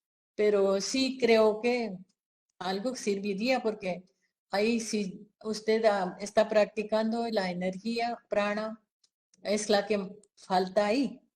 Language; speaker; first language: Spanish; non-native, fluent; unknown